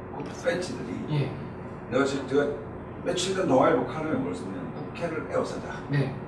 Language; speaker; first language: Korean; native; Korean